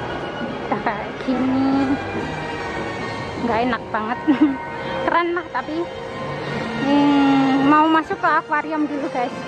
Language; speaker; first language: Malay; non-native, local second language; Javanese